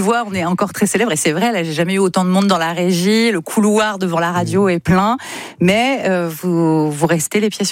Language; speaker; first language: French; native; French